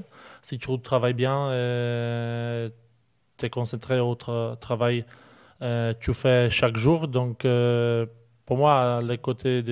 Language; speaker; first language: French; non-native, learner; Polish